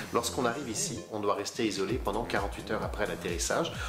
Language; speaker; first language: French; native; French